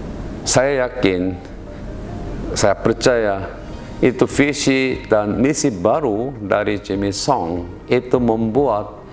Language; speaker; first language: Indonesian; non-native, learner; Korean